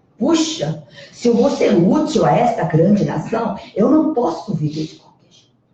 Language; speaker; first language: Portuguese; early bilingual, other home language; Korean